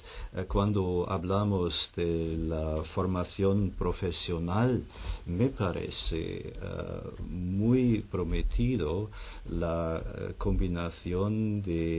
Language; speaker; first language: Spanish; non-native, fluent; German